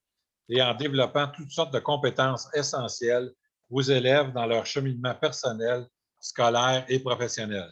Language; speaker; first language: French; native; French